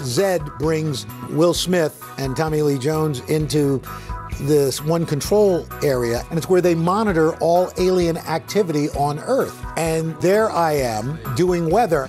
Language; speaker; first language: English; native; English